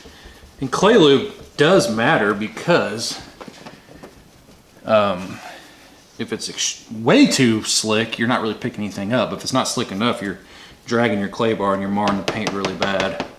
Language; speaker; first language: English; native; English